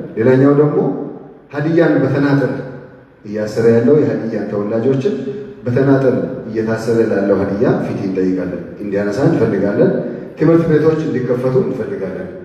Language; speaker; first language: Amharic; non-native, local second language; Hadiyya